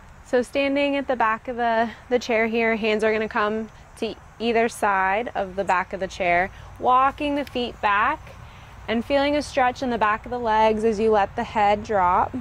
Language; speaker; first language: English; native; English